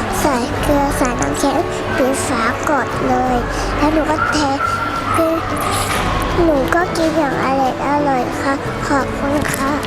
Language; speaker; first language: Thai; native; Thai